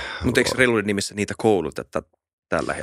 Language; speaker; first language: Finnish; native; Finnish